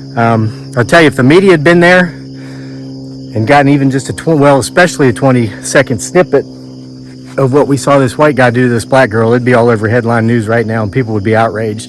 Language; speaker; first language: English; native; English